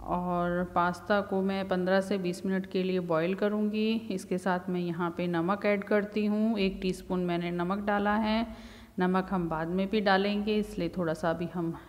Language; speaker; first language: Hindi; native; Hindi